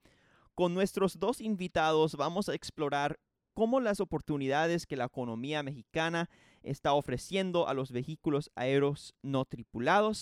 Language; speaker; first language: Spanish; non-native, fluent; English